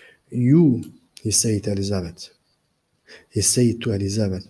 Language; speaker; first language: English; non-native, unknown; Turkish